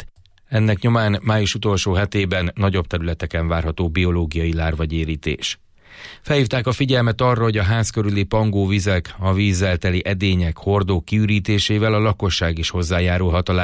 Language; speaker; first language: Hungarian; native; Hungarian